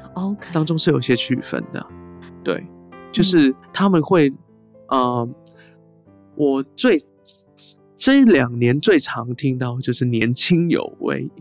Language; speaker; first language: Chinese; non-native, local second language; Cantonese